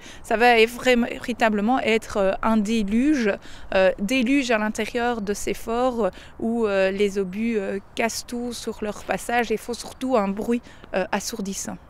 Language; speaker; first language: French; native; French